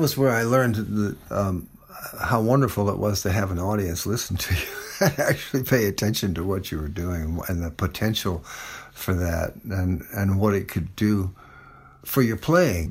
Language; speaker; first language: English; native; English